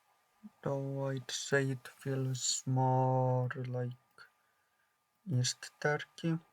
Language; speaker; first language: English; non-native, fluent; Polish